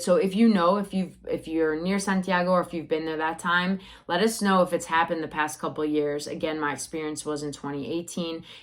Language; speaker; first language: English; native; English